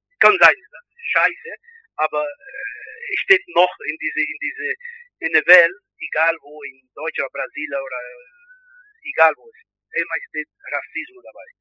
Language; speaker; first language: German; non-native, learner; Portuguese